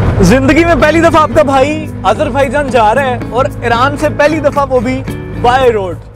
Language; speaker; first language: Urdu; non-native, local second language; Punjabi